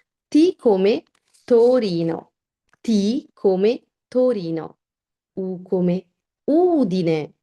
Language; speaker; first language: Italian; non-native, fluent; Bangla